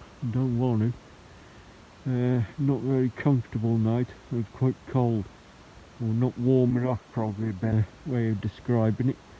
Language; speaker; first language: English; native; English